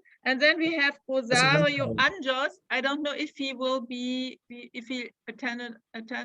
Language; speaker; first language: English; non-native, fluent; German